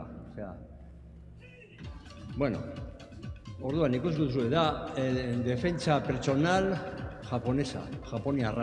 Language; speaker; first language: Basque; non-native, local second language; Spanish